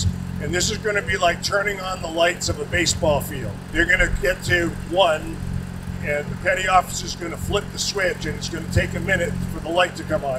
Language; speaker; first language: English; native; English